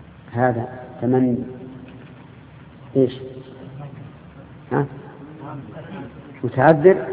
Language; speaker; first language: Arabic; native; Arabic